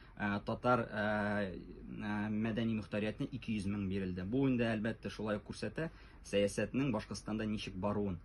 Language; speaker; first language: Tatar; native; Tatar